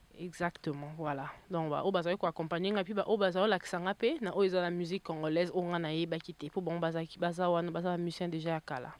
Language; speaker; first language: French; non-native, local second language; Lingala